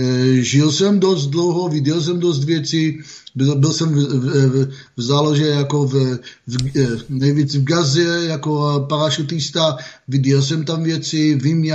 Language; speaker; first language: Czech; non-native, fluent; Hebrew